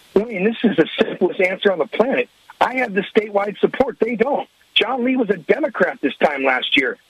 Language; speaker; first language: English; native; English